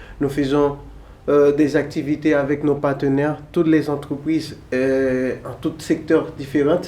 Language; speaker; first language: French; non-native, local second language; Haitian Creole